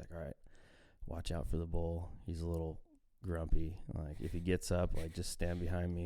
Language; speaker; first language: English; native; English